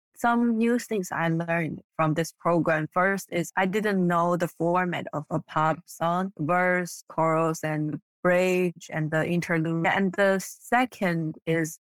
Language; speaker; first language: English; non-native, fluent; Chinese